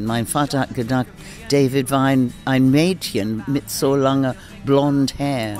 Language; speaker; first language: German; non-native, learner; English